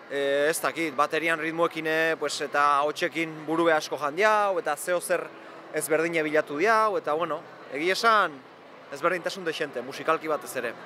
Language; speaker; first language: Basque; native; Basque